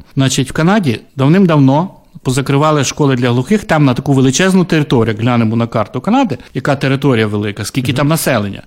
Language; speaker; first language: Ukrainian; native; Ukrainian